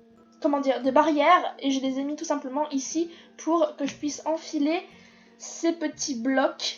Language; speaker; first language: French; native; French